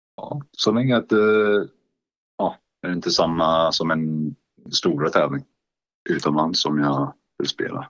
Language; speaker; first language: Swedish; non-native, fluent; English